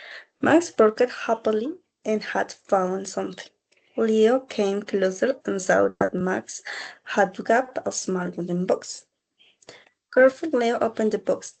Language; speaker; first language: English; non-native, learner; Spanish